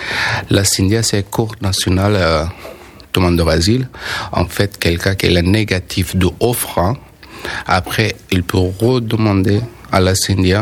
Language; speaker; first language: French; non-native, learner; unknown